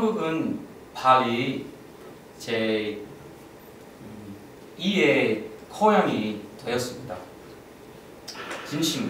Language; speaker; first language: Korean; non-native, learner; English